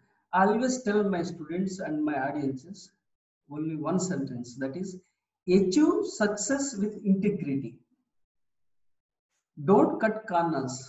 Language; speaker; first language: English; non-native, local second language; Telugu